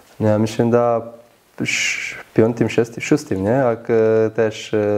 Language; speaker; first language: Polish; non-native, learner; Slovenian